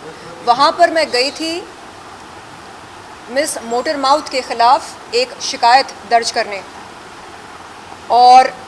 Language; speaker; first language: Hindi; native; Hindi